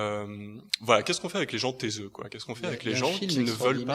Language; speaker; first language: French; native; French